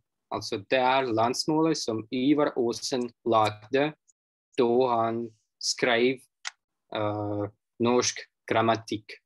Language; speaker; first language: Norwegian; non-native, fluent; Russian